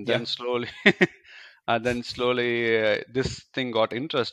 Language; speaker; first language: English; non-native, local second language; Tamil